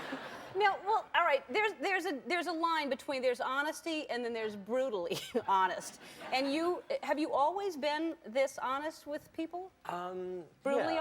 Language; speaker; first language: English; native; English